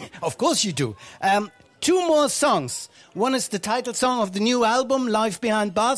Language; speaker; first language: English; non-native, fluent; German